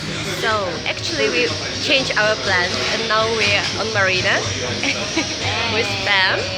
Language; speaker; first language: English; non-native, learner; Russian